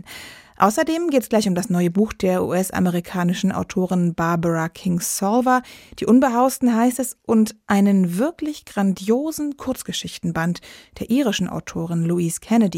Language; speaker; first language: German; native; German